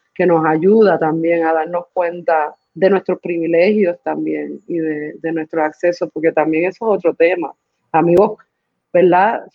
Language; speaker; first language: Spanish; early bilingual, other home language; English